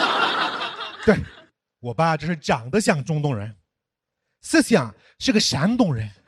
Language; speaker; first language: Chinese; non-native, fluent; English